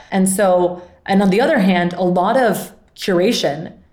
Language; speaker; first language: English; non-native, fluent; Spanish